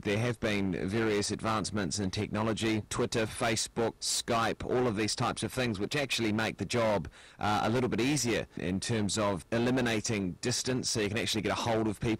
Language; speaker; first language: English; native; English